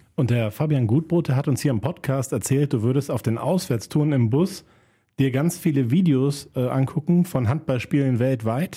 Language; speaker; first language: German; native; German